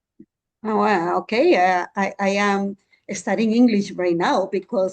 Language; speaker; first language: English; non-native, learner; Spanish